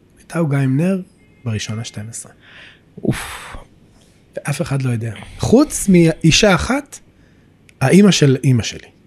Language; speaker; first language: Hebrew; native; Hebrew